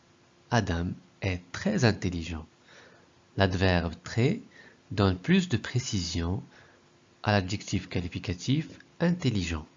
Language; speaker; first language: French; non-native, local second language; Arabic